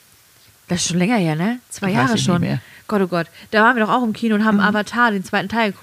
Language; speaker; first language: German; native; German